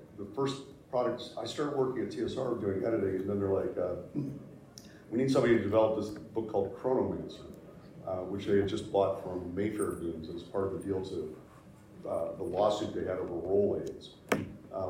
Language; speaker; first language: English; native; English